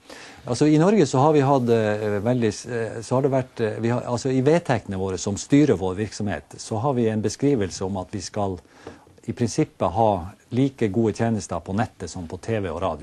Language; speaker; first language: Norwegian; native; Norwegian